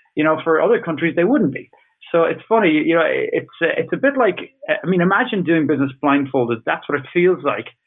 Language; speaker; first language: English; native; English